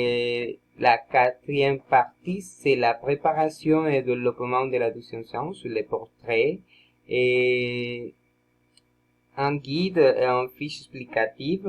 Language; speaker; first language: French; non-native, learner; Spanish